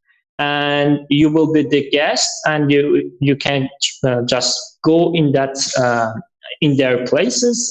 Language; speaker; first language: English; non-native, learner; Persian